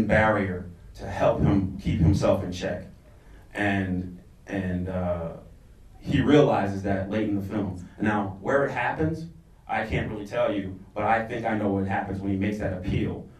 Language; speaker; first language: English; native; English